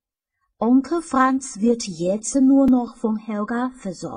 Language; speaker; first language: German; non-native, fluent; Chinese